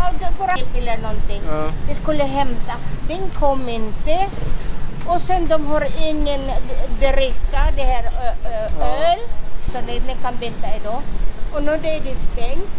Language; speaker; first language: Swedish; non-native, learner; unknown